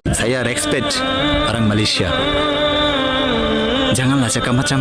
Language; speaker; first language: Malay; non-native, learner; Bangla